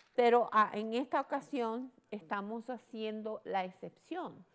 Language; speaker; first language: Spanish; early bilingual, heritage; Spanish